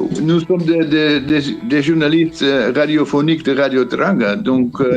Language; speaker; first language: French; non-native, fluent; Dutch